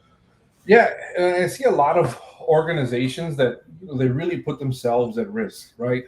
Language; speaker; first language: English; native; English